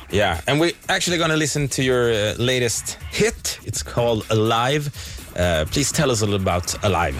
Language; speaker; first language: English; non-native, fluent; Swedish